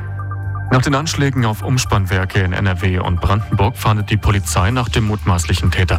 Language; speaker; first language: German; native; German